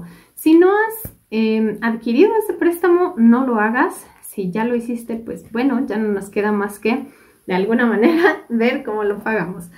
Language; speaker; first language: Spanish; native; Spanish